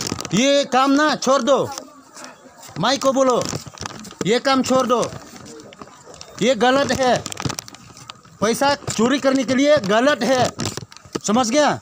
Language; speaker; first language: Hindi; non-native, local second language; Khasi